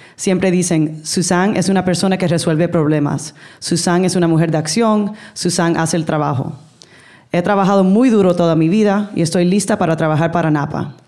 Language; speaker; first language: Spanish; early bilingual, heritage; Spanish